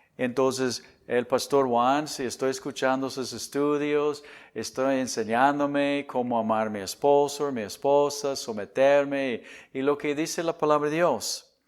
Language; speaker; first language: Spanish; non-native, fluent; English